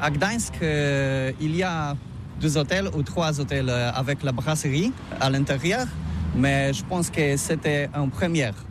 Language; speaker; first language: French; non-native, learner; Polish